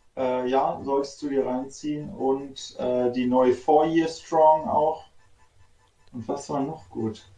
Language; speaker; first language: German; native; German